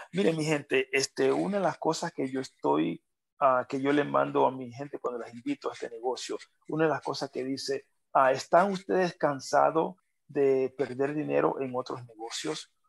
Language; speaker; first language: Spanish; native; Spanish